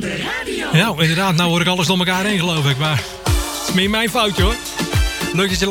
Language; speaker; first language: Dutch; native; Dutch